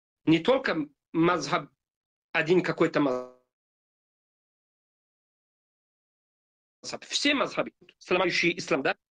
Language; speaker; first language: Russian; non-native, fluent; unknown